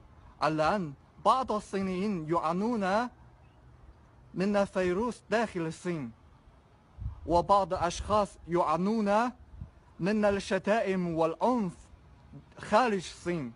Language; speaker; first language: Arabic; non-native, fluent; Chinese